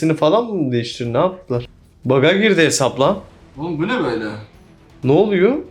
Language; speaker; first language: Turkish; native; Turkish